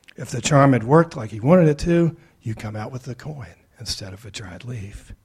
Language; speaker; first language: English; native; English